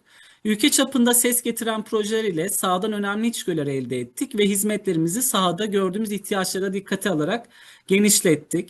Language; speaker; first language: Turkish; native; Turkish